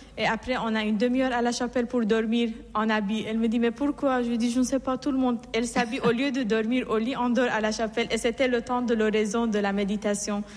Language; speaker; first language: French; non-native, fluent; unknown